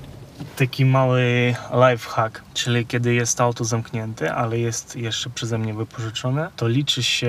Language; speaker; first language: Polish; non-native, fluent; Ukrainian